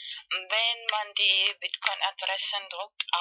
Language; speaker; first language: German; non-native, learner; Spanish